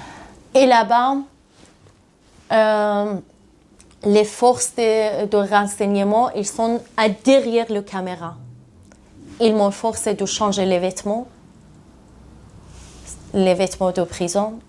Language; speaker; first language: French; non-native, learner; Persian